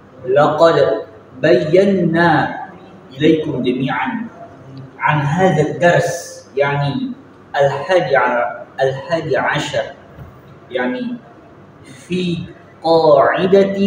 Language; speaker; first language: Arabic; non-native, learner; Indonesian